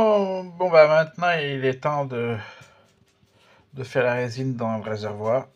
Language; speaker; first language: French; native; French